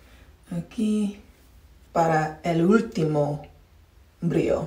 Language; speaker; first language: Spanish; non-native, learner; English